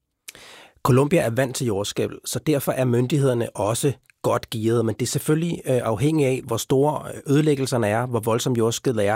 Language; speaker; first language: Danish; native; Danish